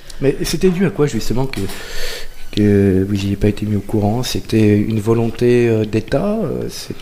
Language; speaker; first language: French; native; French